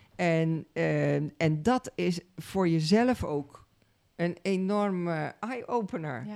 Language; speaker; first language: Dutch; native; Dutch